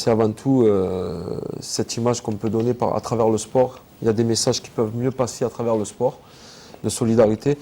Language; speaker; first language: French; native; French